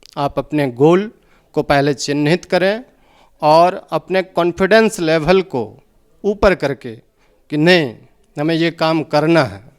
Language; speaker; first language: Hindi; native; Hindi